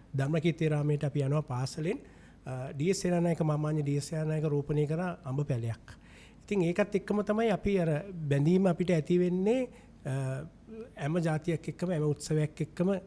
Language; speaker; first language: Sinhala; non-native, local second language; Tamil